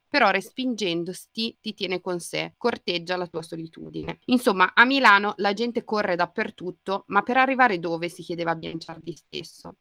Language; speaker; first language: Italian; native; Italian